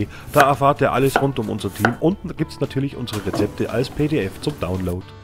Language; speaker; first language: German; native; German